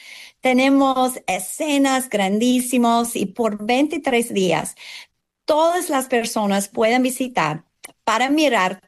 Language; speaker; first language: Spanish; non-native, fluent; English